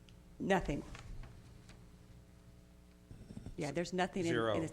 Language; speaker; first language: English; native; English